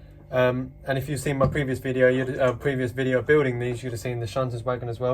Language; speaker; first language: English; native; English